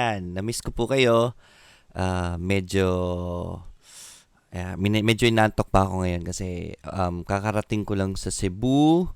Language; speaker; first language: Filipino; native; Filipino